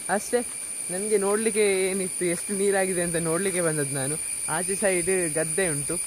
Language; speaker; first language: Kannada; non-native, local second language; Tulu